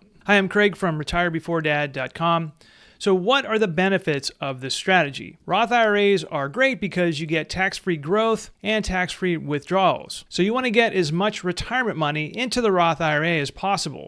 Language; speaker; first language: English; native; English